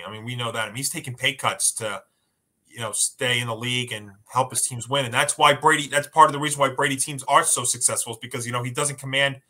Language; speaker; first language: English; native; English